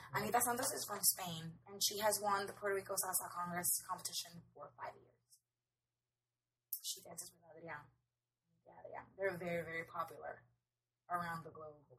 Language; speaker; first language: English; non-native, local second language; Spanish